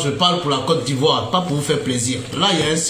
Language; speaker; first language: French; native; French